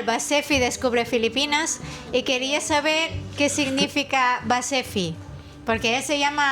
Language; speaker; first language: Spanish; non-native, fluent; Filipino